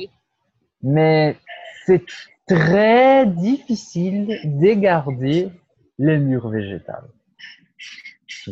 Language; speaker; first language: French; non-native, fluent; Portuguese